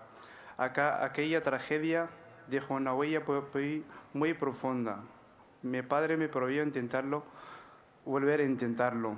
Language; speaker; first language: Spanish; non-native, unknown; Arabic